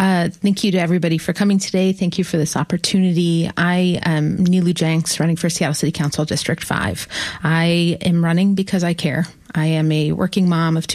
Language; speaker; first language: English; native; English